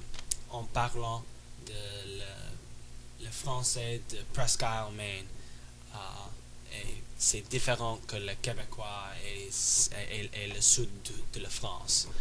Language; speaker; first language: French; non-native, learner; English